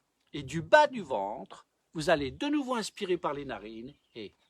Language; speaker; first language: French; native; French